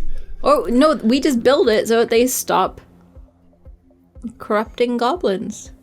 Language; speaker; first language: English; native; English